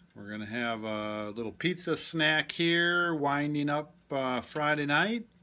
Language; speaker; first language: English; native; English